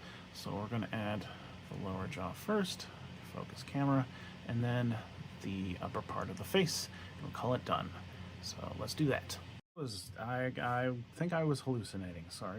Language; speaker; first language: English; native; English